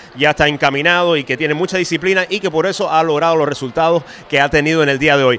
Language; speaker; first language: Spanish; native; Spanish